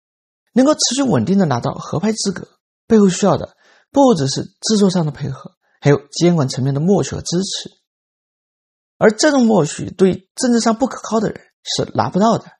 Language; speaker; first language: Chinese; native; Chinese